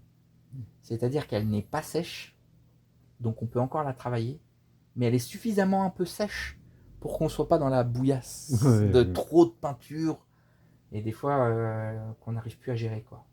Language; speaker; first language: French; native; French